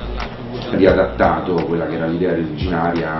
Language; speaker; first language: Italian; native; Italian